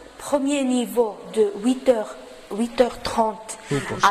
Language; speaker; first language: French; non-native, local second language; Arabic